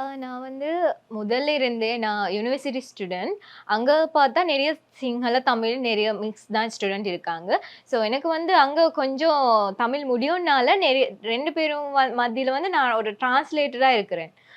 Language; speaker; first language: Tamil; non-native, fluent; Sinhala